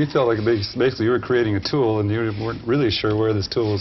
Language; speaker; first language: English; native; English